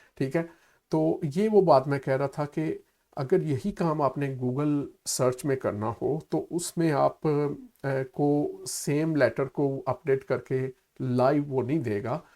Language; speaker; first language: Urdu; native; Urdu